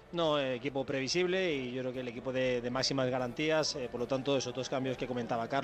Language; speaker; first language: Spanish; native; Spanish